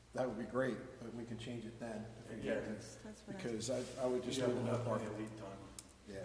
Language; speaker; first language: English; native; English